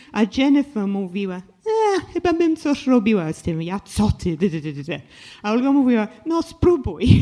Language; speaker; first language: Polish; non-native, fluent; English